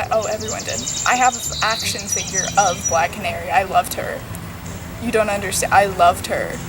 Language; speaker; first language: English; native; English